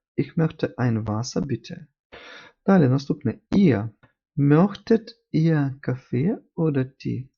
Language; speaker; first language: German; non-native, fluent; Ukrainian